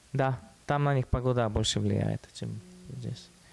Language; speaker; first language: Russian; non-native, fluent; Slovak